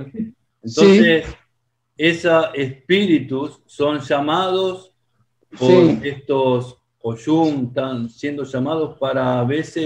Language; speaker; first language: Spanish; non-native, fluent; Portuguese